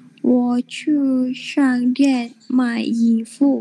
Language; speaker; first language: Chinese; non-native, learner; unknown